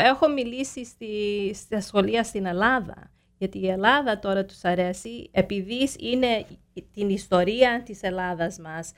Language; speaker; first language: Greek; early bilingual, heritage; Greek